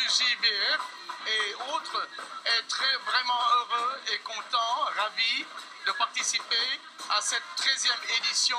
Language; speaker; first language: French; non-native, fluent; Vietnamese